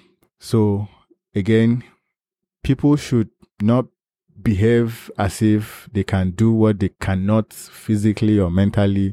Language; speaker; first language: English; non-native, local second language; Yoruba